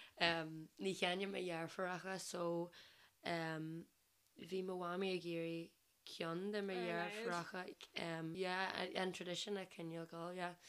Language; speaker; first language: Irish; non-native, local second language; English